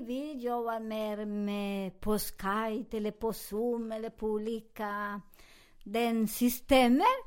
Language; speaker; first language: Swedish; non-native, fluent; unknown